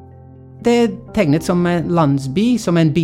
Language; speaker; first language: Norwegian; non-native, fluent; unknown